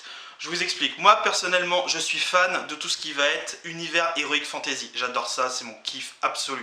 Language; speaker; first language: French; native; French